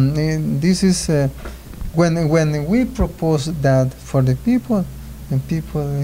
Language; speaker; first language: English; non-native, learner; Spanish